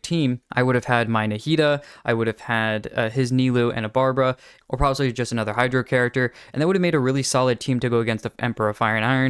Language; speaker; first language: English; native; English